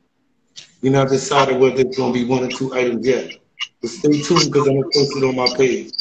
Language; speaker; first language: English; native; English